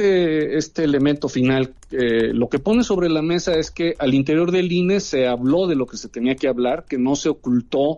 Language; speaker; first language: Spanish; native; Spanish